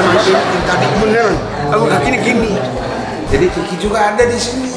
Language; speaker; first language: Indonesian; non-native, fluent; Japanese